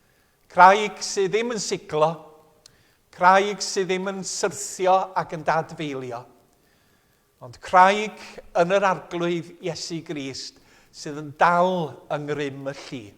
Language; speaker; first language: Welsh; native; Welsh